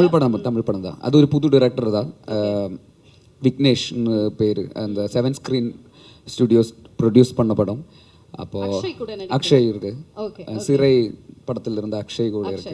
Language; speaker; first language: Tamil; non-native, learner; Malayalam